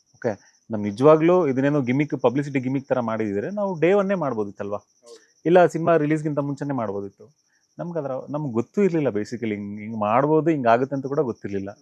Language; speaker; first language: Kannada; non-native, local second language; Telugu